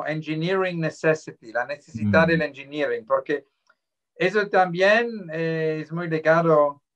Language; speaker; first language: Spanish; non-native, fluent; Swiss German